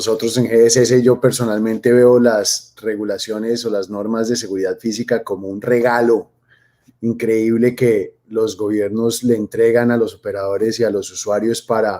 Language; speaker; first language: Spanish; native; Spanish